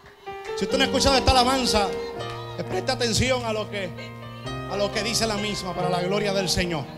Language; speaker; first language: Spanish; native; Spanish